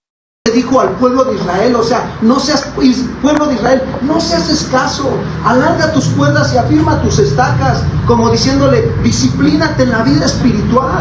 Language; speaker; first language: Spanish; native; Spanish